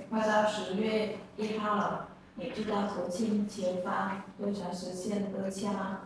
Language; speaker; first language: Chinese; non-native, learner; Vietnamese